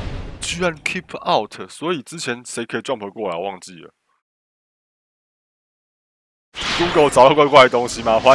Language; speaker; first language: Chinese; native; Chinese